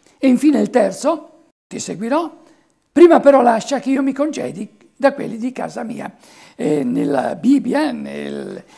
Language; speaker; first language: Italian; native; Italian